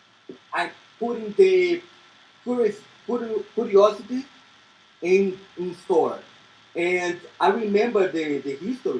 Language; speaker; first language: English; non-native, learner; Portuguese